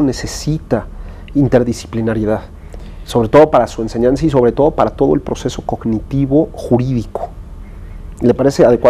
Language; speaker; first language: Spanish; native; Spanish